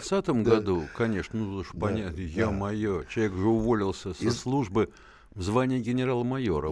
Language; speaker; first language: Russian; native; Russian